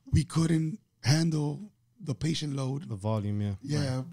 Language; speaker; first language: English; native; English